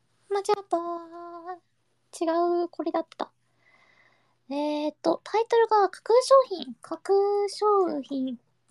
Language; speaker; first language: Japanese; early bilingual, heritage; Japanese